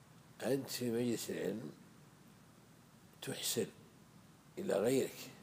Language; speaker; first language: Arabic; native; Arabic